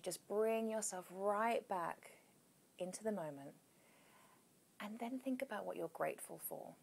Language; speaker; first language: English; native; English